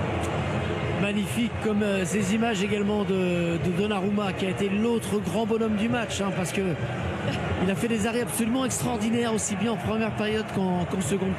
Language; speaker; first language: French; native; French